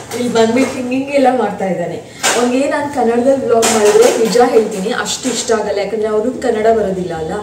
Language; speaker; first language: Kannada; non-native, local second language; Tulu